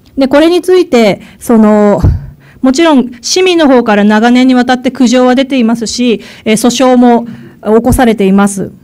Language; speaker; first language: Japanese; native; Japanese